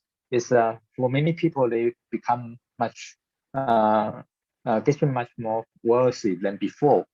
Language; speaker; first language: English; non-native, fluent; Chinese